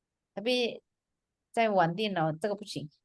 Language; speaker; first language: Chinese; non-native, fluent; Indonesian